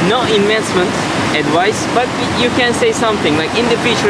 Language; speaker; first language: English; non-native, learner; Turkish